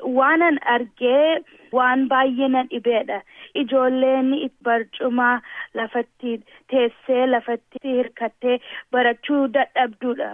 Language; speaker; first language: Oromo; early bilingual, heritage; Oromo